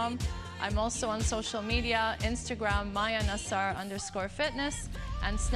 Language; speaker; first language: English; non-native, local second language; Arabic